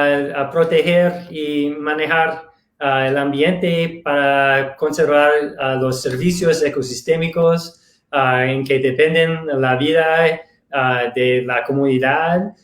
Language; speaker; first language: Spanish; non-native, fluent; English